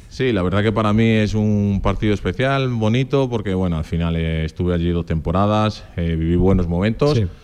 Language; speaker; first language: Spanish; early bilingual, other home language; Portuguese